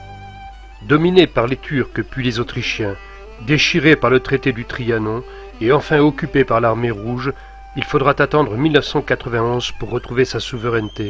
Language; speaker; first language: French; native; French